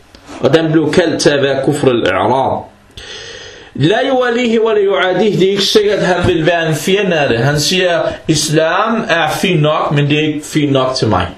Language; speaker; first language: Danish; early bilingual, other home language; Arabic